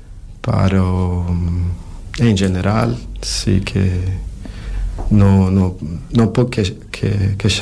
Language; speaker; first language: Catalan; non-native, fluent; Portuguese